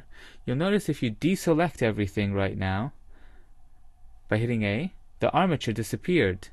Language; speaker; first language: English; native; English